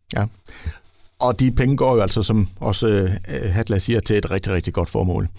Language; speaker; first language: Danish; native; Danish